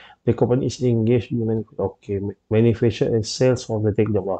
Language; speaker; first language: English; non-native, local second language; Malay